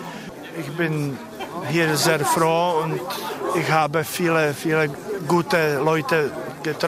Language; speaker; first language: German; non-native, fluent; Czech